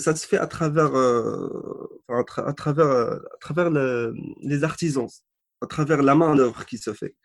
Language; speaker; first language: French; non-native, local second language; Arabic